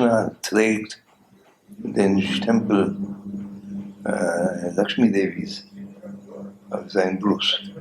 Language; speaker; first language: German; non-native, learner; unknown